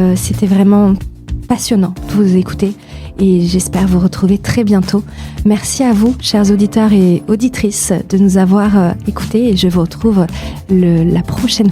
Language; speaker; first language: French; native; French